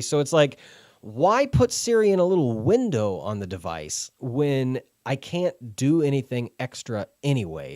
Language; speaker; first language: English; native; English